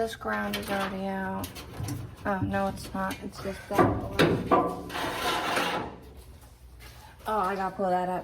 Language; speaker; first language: English; native; English